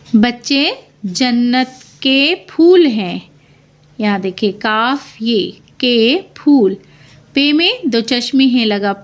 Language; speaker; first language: Hindi; native; Hindi